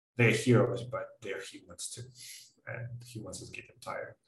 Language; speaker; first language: English; non-native, fluent; Ukrainian